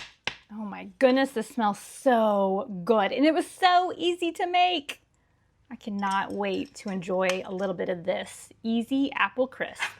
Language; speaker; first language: English; native; English